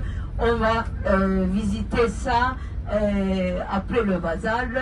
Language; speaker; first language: French; non-native, fluent; Turkish